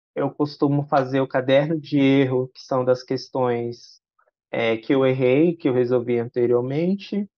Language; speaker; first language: Portuguese; native; Portuguese